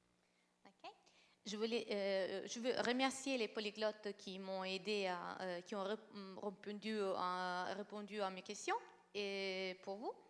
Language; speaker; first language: French; non-native, fluent; Italian